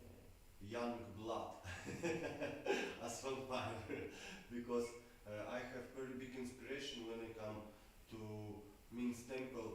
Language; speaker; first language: English; non-native, learner; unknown